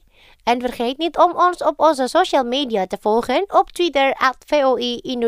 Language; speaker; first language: Dutch; non-native, fluent; Indonesian